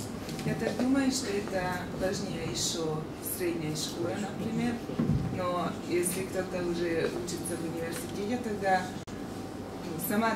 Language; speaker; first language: Russian; non-native, fluent; English